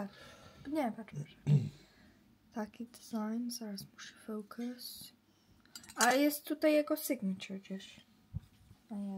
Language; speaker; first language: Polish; early bilingual, heritage; Polish